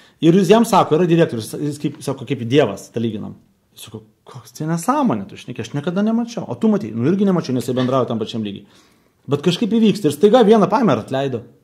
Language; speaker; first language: Lithuanian; native; Lithuanian